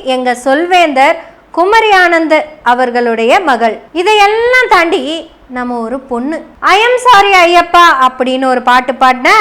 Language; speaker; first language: Tamil; non-native, local second language; Malayalam